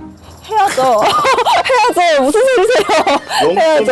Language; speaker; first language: Korean; native; Korean